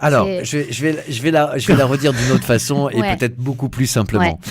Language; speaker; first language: French; native; French